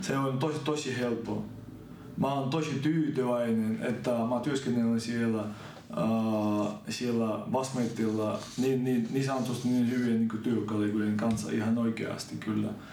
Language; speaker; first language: Finnish; non-native, fluent; Ukrainian